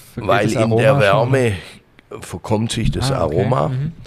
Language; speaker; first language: German; native; German